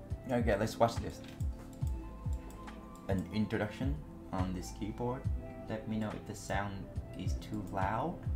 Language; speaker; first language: English; non-native, fluent; Vietnamese